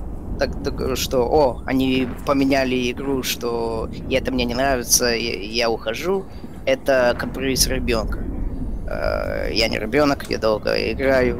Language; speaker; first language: Russian; early bilingual, heritage; Russian